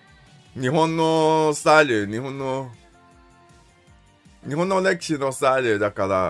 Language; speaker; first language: Japanese; non-native, learner; English